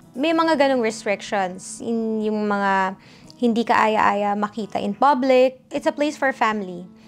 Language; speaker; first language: Filipino; early bilingual, heritage; Filipino